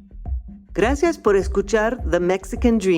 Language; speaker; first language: Spanish; non-native, fluent; English